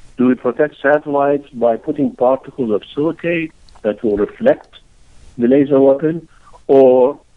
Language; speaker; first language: English; non-native, fluent; Arabic